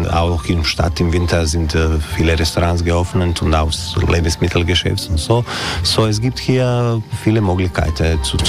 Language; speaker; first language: German; non-native, learner; Croatian